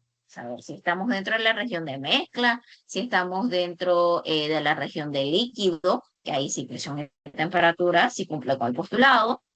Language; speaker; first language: Spanish; native; Spanish